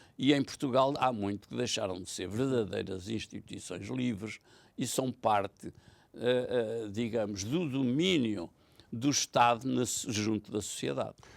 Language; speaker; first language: Portuguese; native; Portuguese